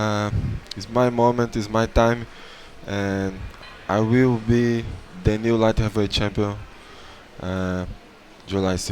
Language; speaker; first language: English; non-native, learner; Portuguese